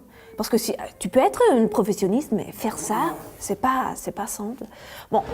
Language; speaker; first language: French; non-native, fluent; Italian